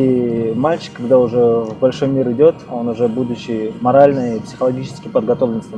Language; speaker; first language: Russian; native; Russian